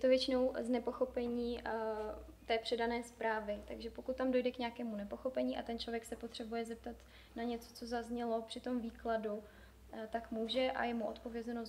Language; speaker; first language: Czech; native; Czech